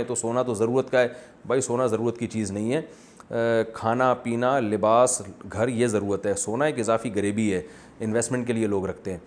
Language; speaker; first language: Urdu; native; Urdu